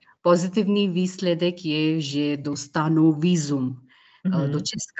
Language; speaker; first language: Czech; non-native, learner; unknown